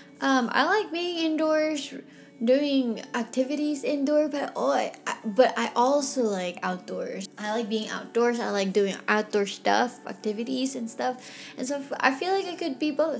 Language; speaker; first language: English; non-native, local second language; Filipino